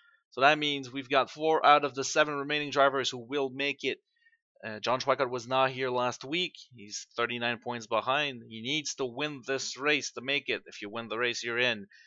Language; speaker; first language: English; non-native, fluent; French